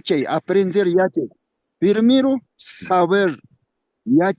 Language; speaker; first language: Spanish; non-native, local second language; Quechua